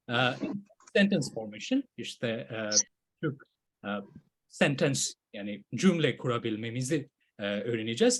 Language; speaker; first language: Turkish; non-native, fluent; Bangla